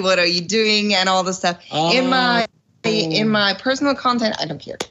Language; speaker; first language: English; non-native, fluent; German